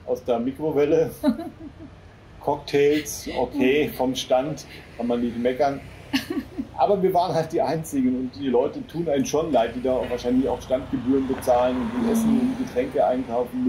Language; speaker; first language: German; native; German